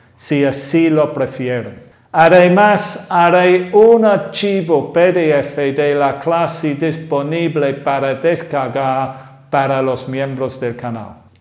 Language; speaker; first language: Spanish; non-native, fluent; English